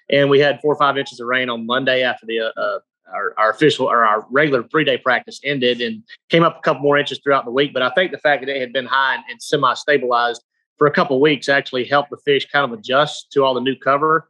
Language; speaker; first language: English; native; English